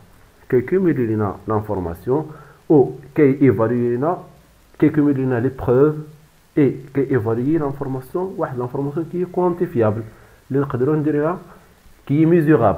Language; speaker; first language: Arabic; native; Arabic